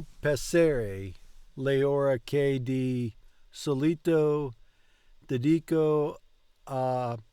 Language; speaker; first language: Italian; non-native, learner; English